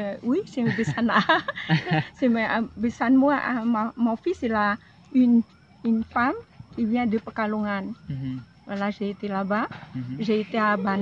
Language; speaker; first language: French; non-native, local second language; Javanese